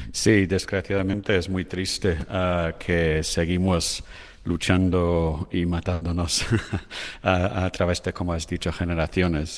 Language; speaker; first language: Spanish; non-native, fluent; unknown